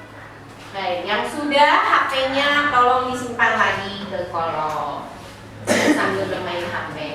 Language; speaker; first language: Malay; non-native, local second language; Sundanese